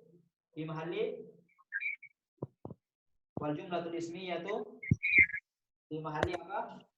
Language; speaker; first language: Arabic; non-native, fluent; Indonesian